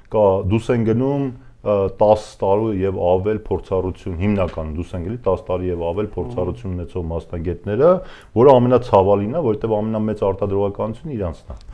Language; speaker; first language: Armenian; native; Armenian